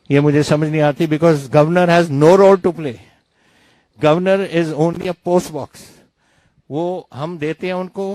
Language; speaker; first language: Hindi; non-native, local second language; Punjabi